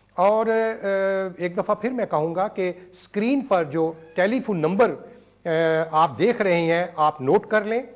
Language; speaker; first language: Urdu; non-native, local second language; Punjabi